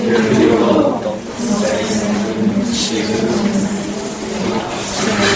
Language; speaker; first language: Korean; non-native, learner; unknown